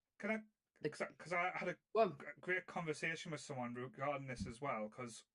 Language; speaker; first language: English; native; English